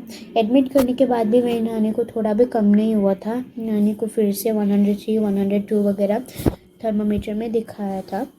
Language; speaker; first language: Hindi; non-native, local second language; Malayalam